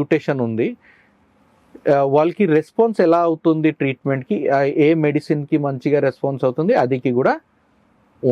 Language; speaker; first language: Telugu; non-native, learner; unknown